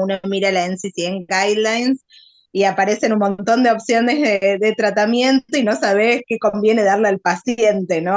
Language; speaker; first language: Spanish; native; Spanish